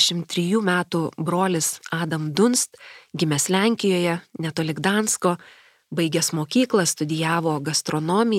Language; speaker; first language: Lithuanian; native; Lithuanian